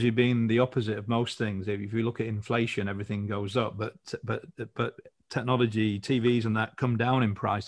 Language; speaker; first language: English; native; English